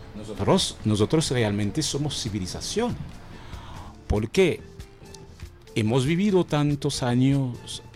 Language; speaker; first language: Spanish; non-native, fluent; Haitian Creole